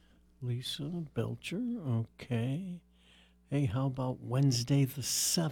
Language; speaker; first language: English; native; English